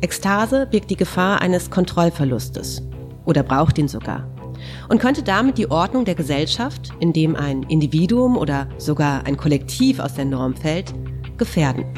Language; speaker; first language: German; native; German